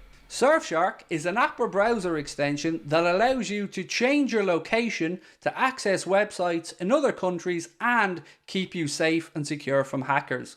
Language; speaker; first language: English; native; English